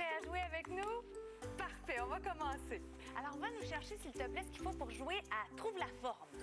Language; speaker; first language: French; native; French